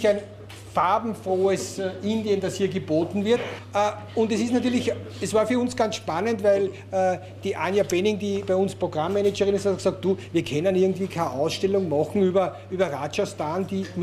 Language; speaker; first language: German; native; German